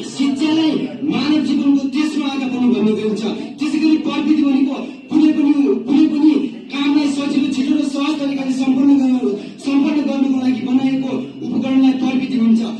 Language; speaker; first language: Nepali; native; Nepali